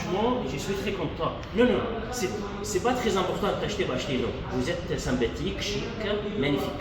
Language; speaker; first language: French; non-native, local second language; Arabic